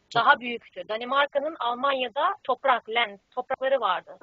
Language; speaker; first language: Turkish; native; Turkish